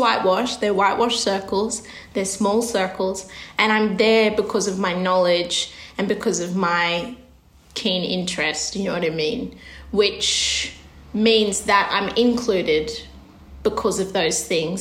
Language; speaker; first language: English; native; English